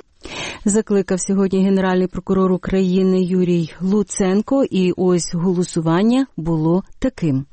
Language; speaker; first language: Ukrainian; native; Ukrainian